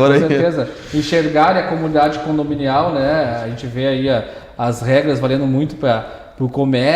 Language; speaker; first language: Portuguese; native; Portuguese